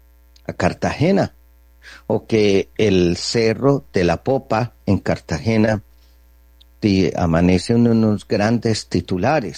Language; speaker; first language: Spanish; native; Spanish